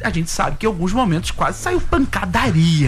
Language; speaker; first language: Portuguese; native; Portuguese